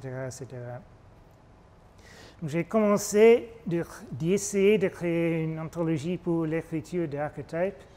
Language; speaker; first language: French; non-native, fluent; English